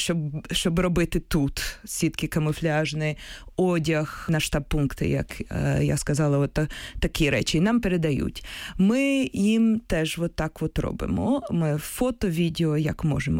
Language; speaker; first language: Ukrainian; non-native, local second language; Russian